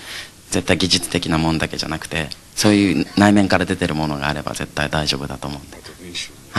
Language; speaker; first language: Japanese; native; Japanese